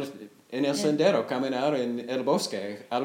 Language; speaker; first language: Spanish; non-native, learner; English